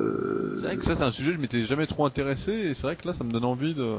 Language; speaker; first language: French; native; French